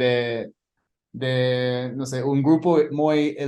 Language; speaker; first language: Spanish; non-native, fluent; English